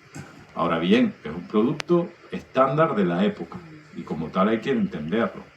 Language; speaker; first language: Spanish; native; Spanish